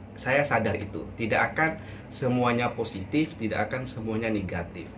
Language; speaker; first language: Indonesian; non-native, local second language; Madurese